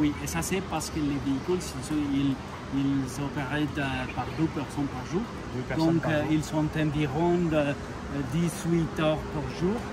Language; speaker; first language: French; non-native, learner; Spanish